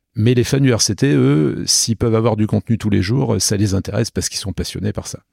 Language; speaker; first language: French; native; French